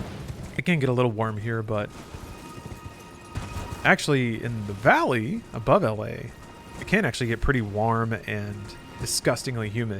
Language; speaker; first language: English; native; English